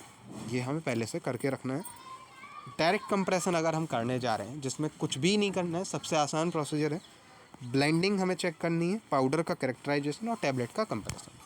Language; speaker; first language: Hindi; native; Hindi